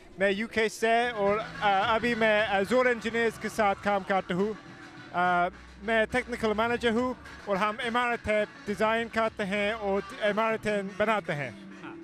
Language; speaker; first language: Hindi; early bilingual, heritage; Hindi